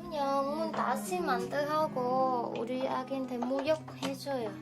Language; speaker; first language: Korean; non-native, learner; Vietnamese